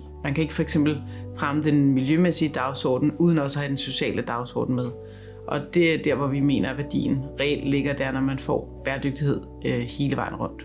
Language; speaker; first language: Danish; native; Danish